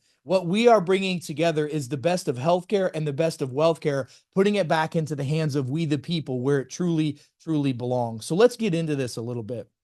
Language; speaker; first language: English; native; English